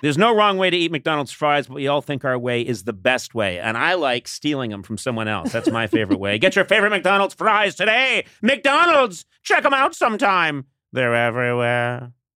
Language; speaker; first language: English; native; English